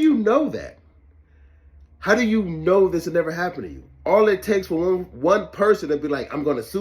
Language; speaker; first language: English; native; English